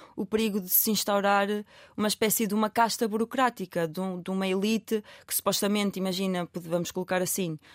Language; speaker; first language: Portuguese; native; Portuguese